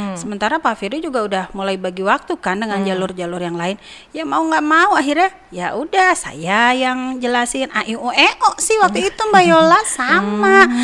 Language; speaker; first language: Indonesian; native; Indonesian